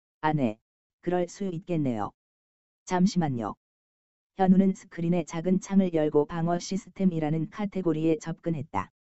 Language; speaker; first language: Korean; native; Korean